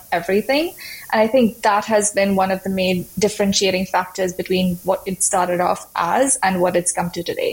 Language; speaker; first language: English; non-native, local second language; Hindi